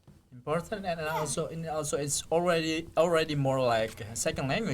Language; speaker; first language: English; non-native, fluent; Indonesian